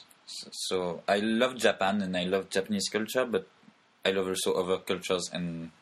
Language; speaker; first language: English; non-native, fluent; French